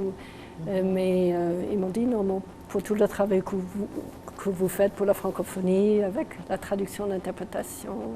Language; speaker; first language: French; non-native, local second language; English